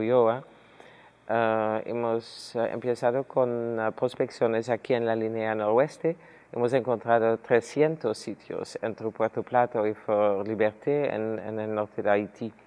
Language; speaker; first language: Spanish; non-native, fluent; Dutch